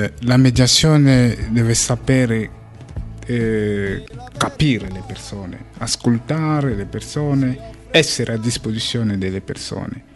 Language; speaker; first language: Italian; non-native, fluent; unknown